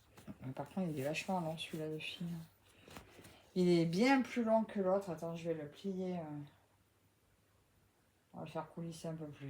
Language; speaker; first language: French; native; French